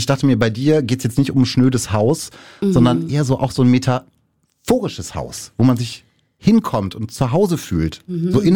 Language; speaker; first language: German; native; German